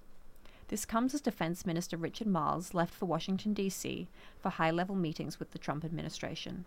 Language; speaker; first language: English; native; English